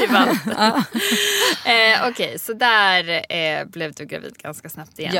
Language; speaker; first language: Swedish; native; Swedish